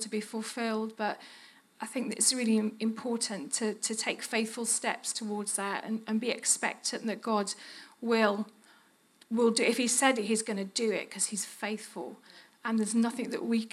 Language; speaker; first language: English; native; English